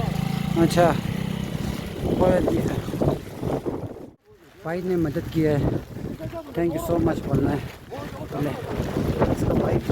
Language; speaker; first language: Hindi; non-native, local second language; Tibetan